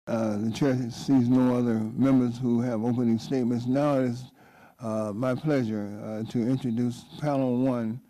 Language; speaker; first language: English; native; English